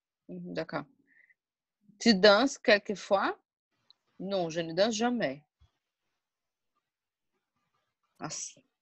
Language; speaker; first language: French; non-native, learner; Portuguese